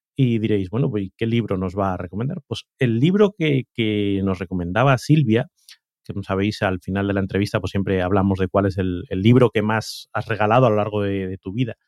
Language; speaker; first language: Spanish; native; Spanish